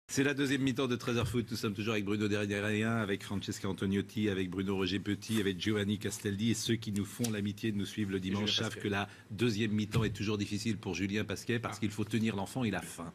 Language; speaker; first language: French; native; French